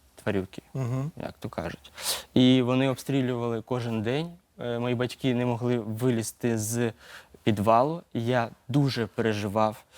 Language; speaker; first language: Ukrainian; native; Ukrainian